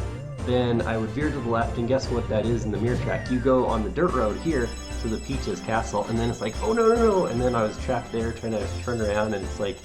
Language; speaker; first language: English; native; English